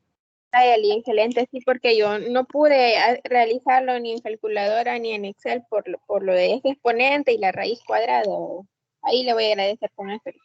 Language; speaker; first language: Spanish; native; Spanish